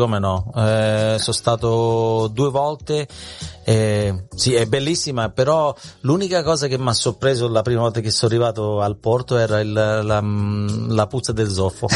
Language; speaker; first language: Italian; early bilingual, heritage; Italian